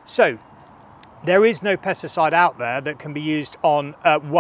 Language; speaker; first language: English; native; English